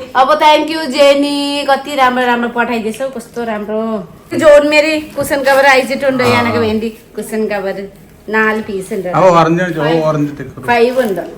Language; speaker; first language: Malayalam; non-native, fluent; Nepali